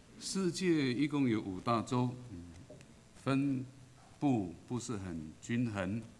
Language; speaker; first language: Chinese; native; Chinese